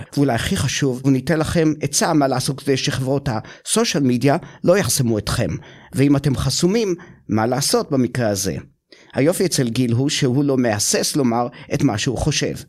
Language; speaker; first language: Hebrew; native; Hebrew